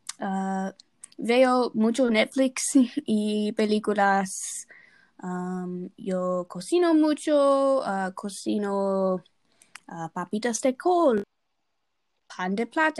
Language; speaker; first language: Spanish; non-native, learner; English